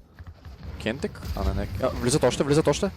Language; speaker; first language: Bulgarian; native; Bulgarian